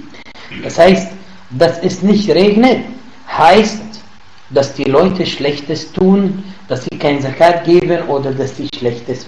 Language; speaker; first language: German; non-native, learner; Arabic